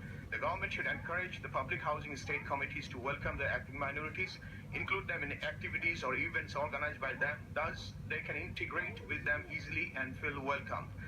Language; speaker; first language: English; non-native, local second language; Bangla